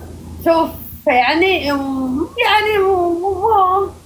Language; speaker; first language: Arabic; native; Arabic